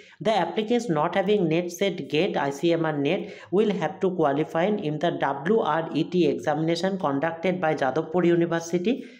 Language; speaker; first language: English; non-native, local second language; Bangla